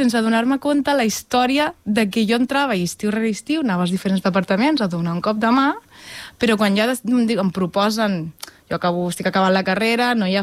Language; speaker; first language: Catalan; native; Catalan